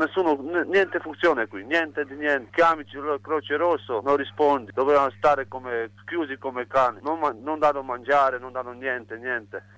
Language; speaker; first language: Italian; non-native, learner; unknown